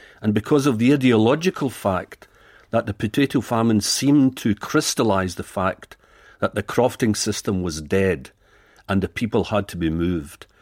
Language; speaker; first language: English; native; English